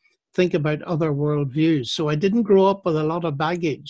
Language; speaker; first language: English; native; English